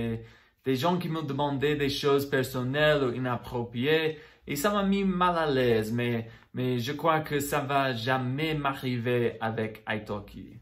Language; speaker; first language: French; non-native, fluent; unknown